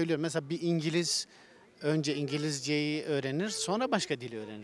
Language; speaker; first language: Turkish; native; Turkish